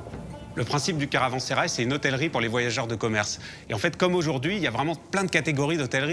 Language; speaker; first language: French; native; French